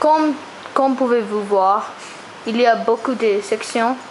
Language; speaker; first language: French; non-native, learner; English